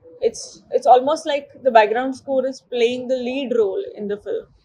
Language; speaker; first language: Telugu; non-native, local second language; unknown